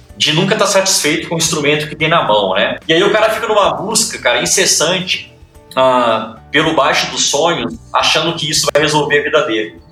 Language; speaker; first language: Portuguese; native; Portuguese